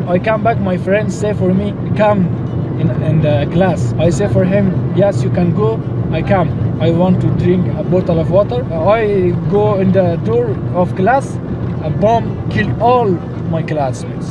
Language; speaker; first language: English; non-native, learner; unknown